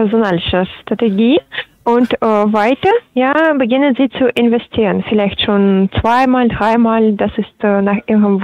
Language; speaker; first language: German; non-native, learner; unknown